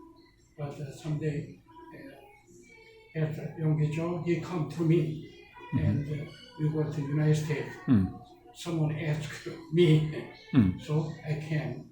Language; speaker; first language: English; non-native, learner; Korean